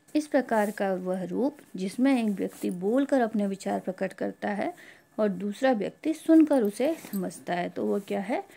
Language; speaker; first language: Hindi; native; Hindi